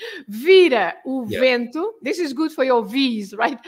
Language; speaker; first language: English; non-native, fluent; Portuguese